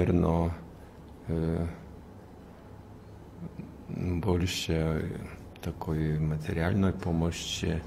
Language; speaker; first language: Russian; non-native, fluent; Lithuanian